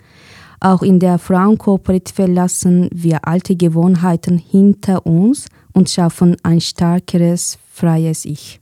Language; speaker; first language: German; non-native, fluent; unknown